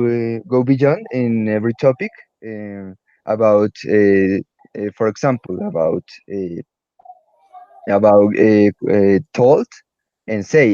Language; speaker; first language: English; non-native, learner; Spanish